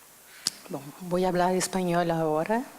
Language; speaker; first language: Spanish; non-native, learner; Portuguese